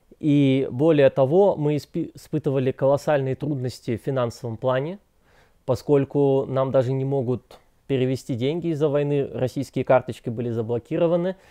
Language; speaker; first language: Russian; native; Russian